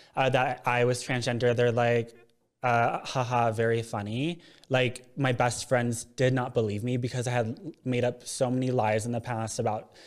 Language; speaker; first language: English; native; English